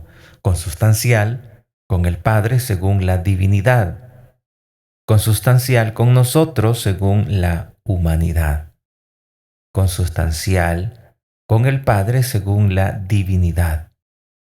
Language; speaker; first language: Spanish; native; Spanish